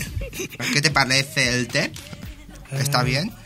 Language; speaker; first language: Spanish; non-native, fluent; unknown